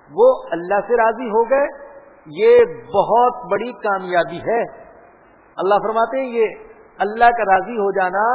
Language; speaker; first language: Urdu; non-native, local second language; Punjabi